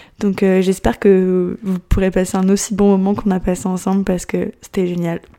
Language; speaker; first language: French; native; French